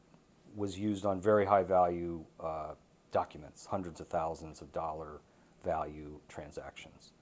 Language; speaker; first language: English; native; English